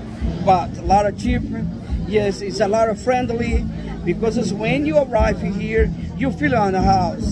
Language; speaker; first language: English; non-native, learner; Portuguese